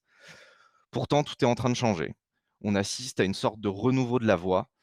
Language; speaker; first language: French; native; French